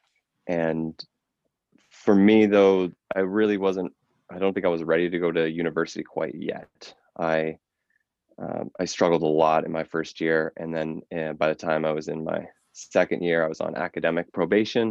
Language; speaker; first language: English; native; English